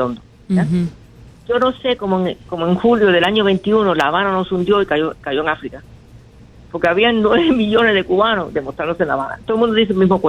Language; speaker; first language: Spanish; native; Spanish